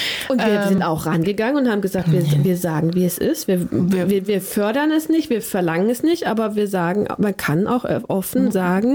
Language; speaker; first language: German; native; German